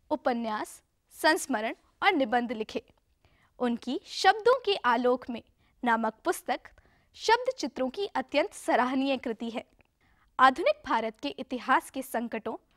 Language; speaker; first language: Hindi; native; Hindi